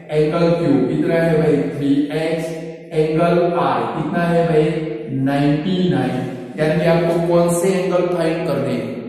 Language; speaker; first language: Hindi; non-native, local second language; Gujarati